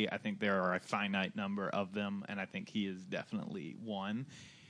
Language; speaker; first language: English; native; English